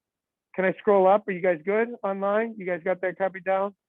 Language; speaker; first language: English; native; English